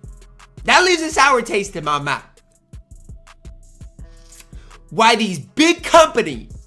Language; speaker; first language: English; native; English